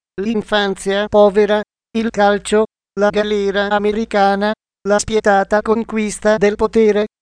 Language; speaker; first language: Italian; native; Italian